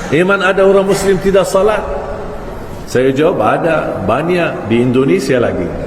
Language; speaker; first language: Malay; non-native, fluent; Arabic